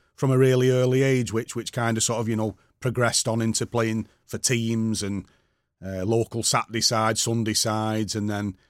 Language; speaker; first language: English; native; English